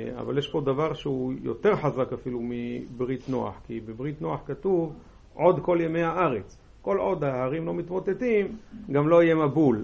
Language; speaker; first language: Hebrew; native; Hebrew